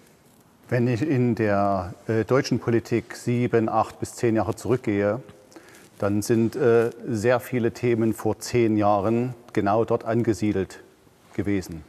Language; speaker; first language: German; native; German